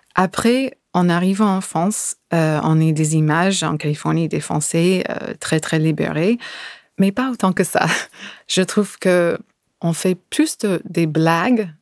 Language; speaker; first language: French; non-native, fluent; English